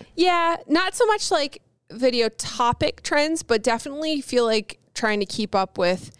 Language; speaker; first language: English; native; English